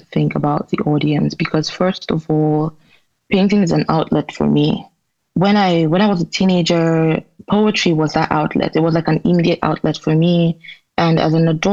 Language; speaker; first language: English; non-native, local second language; Igbo